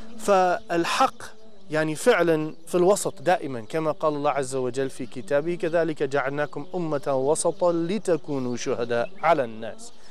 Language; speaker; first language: Arabic; non-native, fluent; English